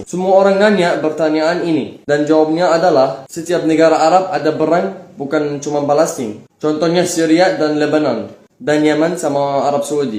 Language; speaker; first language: Indonesian; non-native, fluent; Arabic